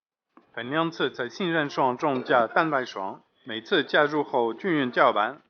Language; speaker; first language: Chinese; native; Chinese